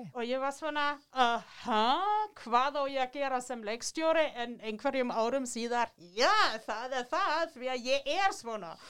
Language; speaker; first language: Icelandic; non-native, fluent; German